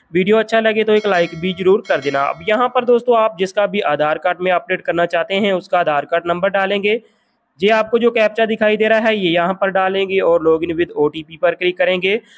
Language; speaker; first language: Hindi; non-native, local second language; Punjabi